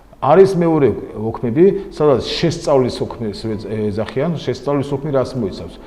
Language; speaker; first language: Georgian; native; Georgian